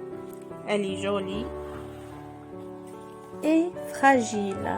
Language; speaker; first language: French; non-native, local second language; Arabic